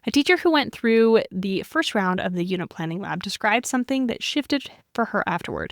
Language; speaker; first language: English; native; English